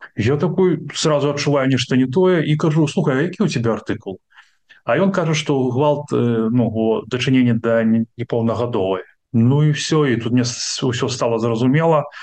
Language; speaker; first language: Belarusian; non-native, local second language; Russian